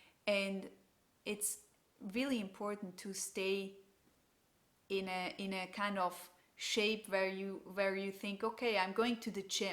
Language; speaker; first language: English; non-native, fluent; German